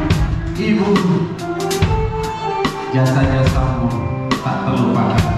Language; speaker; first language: Indonesian; native; Indonesian